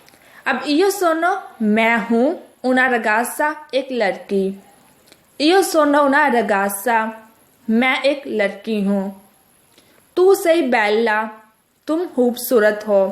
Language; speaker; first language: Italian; non-native, fluent; Urdu